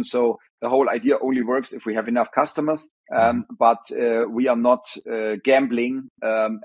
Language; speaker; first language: English; non-native, fluent; German